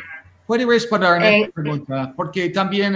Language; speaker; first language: Spanish; non-native, learner; English